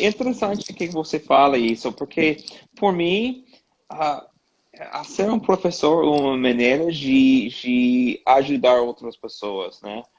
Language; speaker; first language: Portuguese; non-native, learner; English